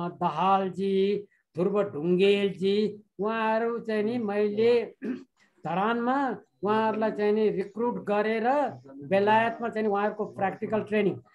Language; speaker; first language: Nepali; native; Nepali